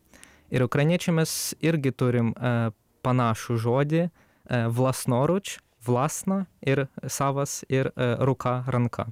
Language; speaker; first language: Lithuanian; non-native, fluent; Ukrainian